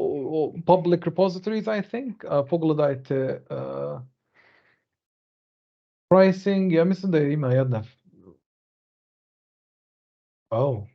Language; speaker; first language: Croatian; early bilingual, heritage; Bosnian